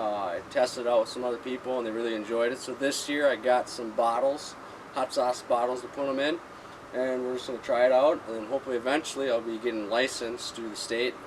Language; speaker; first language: English; native; English